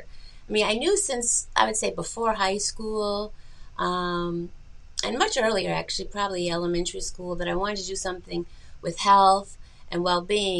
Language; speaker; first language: English; native; English